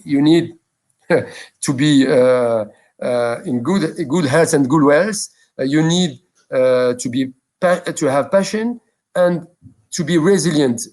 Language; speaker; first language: English; non-native, local second language; French